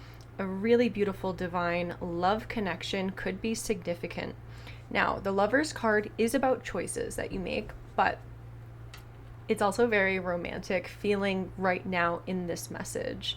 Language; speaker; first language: English; native; English